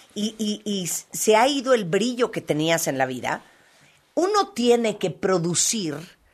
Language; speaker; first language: Spanish; native; Spanish